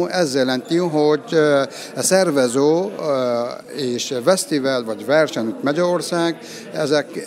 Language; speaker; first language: Hungarian; non-native, learner; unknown